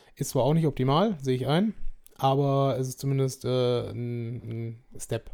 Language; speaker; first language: German; native; German